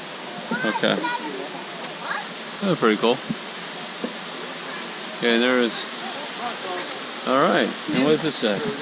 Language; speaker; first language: English; native; English